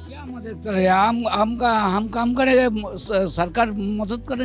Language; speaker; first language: Hindi; non-native, local second language; Bangla